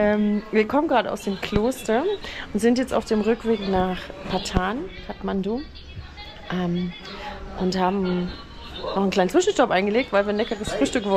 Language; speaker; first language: German; native; German